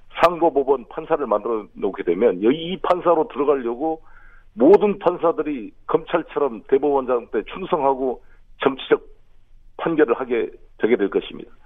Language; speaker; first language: Korean; native; Korean